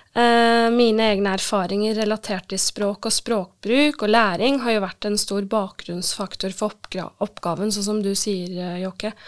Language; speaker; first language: Norwegian; early bilingual, other home language; Turkish